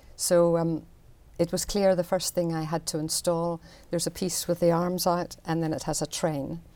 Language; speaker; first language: English; native; English